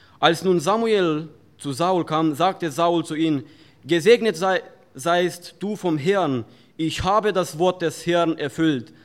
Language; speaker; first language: German; non-native, fluent; Russian